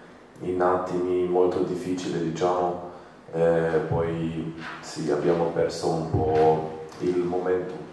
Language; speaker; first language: Italian; non-native, fluent; Croatian